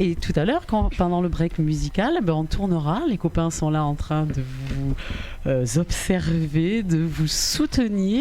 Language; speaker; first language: French; native; French